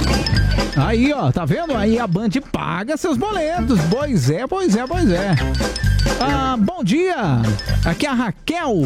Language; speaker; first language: Portuguese; native; Portuguese